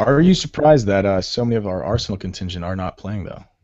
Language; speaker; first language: English; native; English